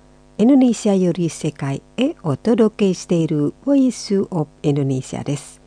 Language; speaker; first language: Japanese; non-native, fluent; Indonesian